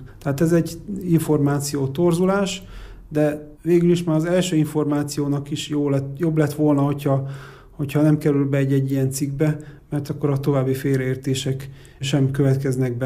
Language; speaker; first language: Hungarian; native; Hungarian